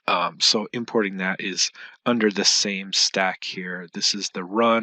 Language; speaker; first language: English; native; English